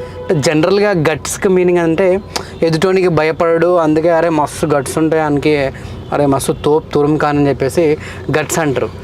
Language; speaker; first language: Telugu; native; Telugu